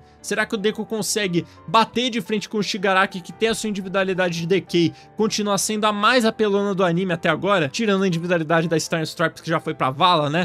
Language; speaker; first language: Portuguese; native; Portuguese